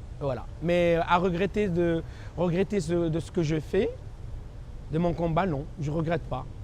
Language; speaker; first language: French; non-native, local second language; Kabyle